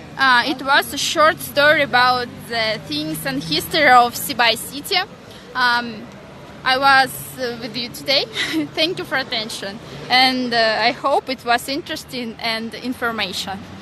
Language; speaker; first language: English; non-native, learner; Russian